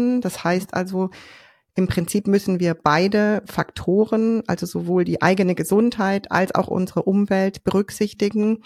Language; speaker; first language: German; native; German